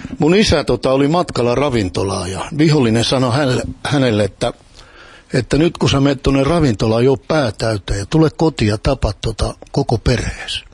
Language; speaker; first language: Finnish; native; Finnish